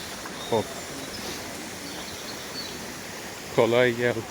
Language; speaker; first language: Persian; native; Persian